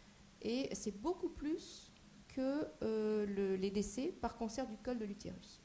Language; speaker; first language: French; native; French